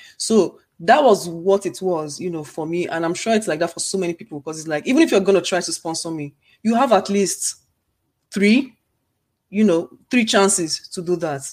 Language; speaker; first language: English; non-native, local second language; Igbo